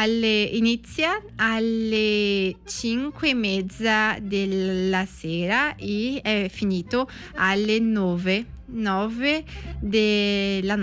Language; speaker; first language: Italian; non-native, learner; Portuguese